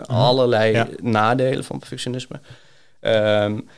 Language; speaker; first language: Dutch; early bilingual, other home language; Greek